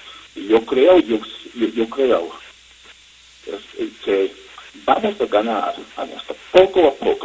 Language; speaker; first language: Spanish; non-native, learner; English